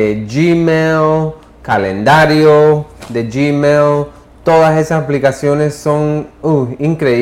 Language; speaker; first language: Spanish; early bilingual, heritage; English